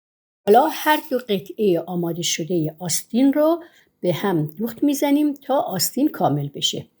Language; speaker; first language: Persian; native; Persian